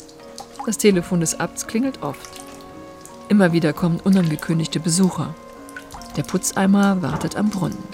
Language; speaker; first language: German; native; German